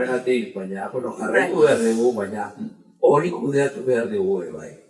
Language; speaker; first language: Basque; non-native, local second language; Spanish